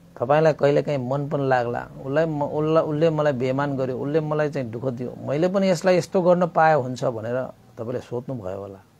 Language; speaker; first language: Nepali; non-native, local second language; Newari